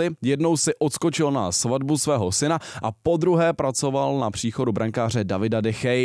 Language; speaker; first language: Czech; native; Czech